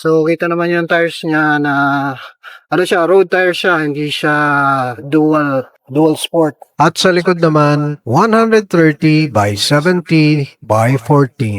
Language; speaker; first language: Filipino; native; Filipino